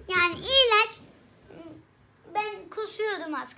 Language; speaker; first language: Turkish; native; Turkish